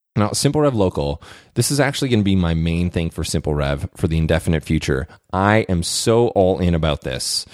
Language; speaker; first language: English; native; English